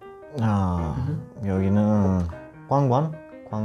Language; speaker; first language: Korean; non-native, learner; Italian